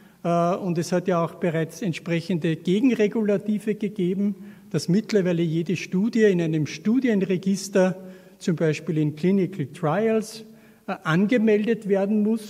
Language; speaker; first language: German; native; German